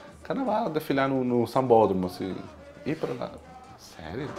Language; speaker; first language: Portuguese; non-native, fluent; Spanish